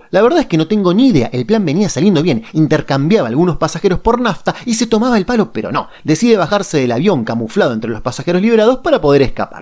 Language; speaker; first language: Spanish; native; Spanish